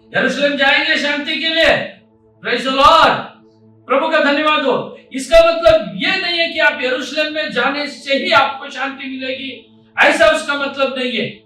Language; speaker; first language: Hindi; non-native, local second language; Marathi